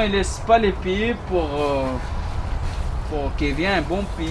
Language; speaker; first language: French; non-native, learner; Pashto